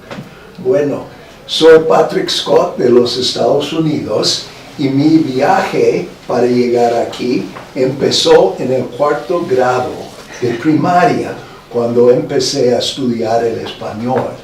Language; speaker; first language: Spanish; non-native, fluent; English